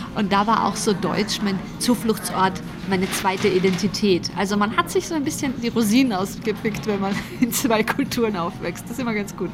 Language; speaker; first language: German; early bilingual, other home language; Bosnian